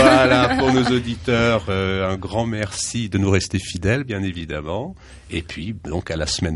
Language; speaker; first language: French; native; French